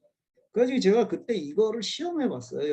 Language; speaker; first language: Korean; native; Korean